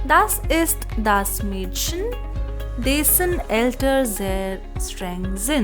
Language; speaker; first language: German; non-native, fluent; Hindi